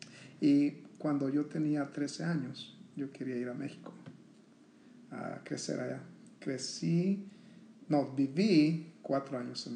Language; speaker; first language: Spanish; early bilingual, heritage; Spanish